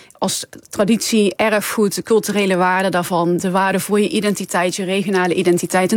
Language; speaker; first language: Dutch; native; Dutch